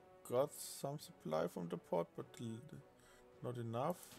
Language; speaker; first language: English; non-native, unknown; German